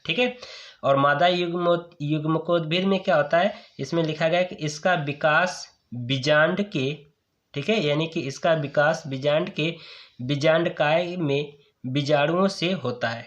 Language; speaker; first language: Hindi; native; Hindi